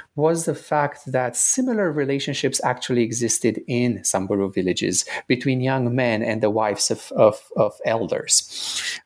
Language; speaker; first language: English; non-native, fluent; Romanian